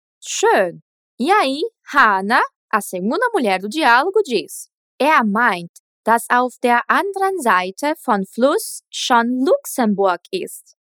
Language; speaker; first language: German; non-native, fluent; Portuguese